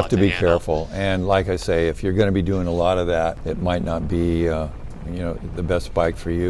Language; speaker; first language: English; native; English